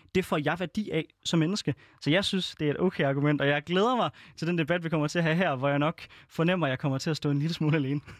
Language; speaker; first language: Danish; native; Danish